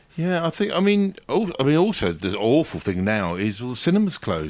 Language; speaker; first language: English; native; English